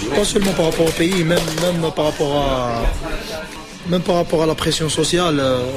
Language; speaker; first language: French; non-native, local second language; Arabic